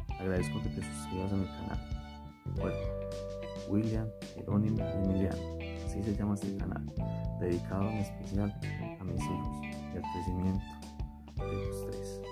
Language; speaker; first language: Spanish; native; Spanish